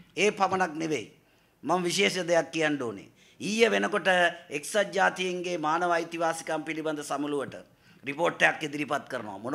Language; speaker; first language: Sinhala; non-native, local second language; Tamil